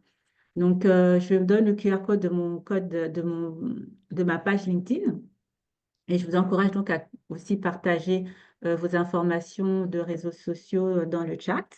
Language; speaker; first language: French; native; French